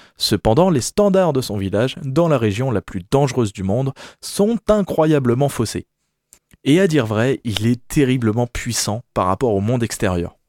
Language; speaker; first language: French; native; French